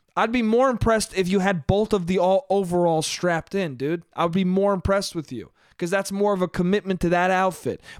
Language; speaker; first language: English; native; English